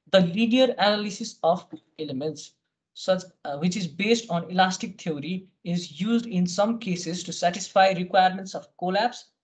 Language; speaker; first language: English; non-native, local second language; Nepali